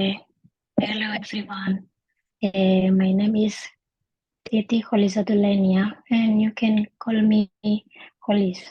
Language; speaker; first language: English; non-native, learner; Indonesian